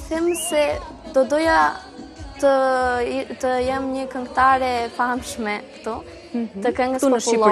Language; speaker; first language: Albanian; early bilingual, heritage; Albanian